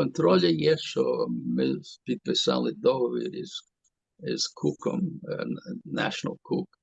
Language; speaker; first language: Ukrainian; early bilingual, heritage; Ukrainian